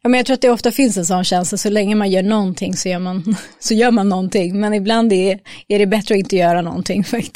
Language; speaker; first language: Swedish; native; Swedish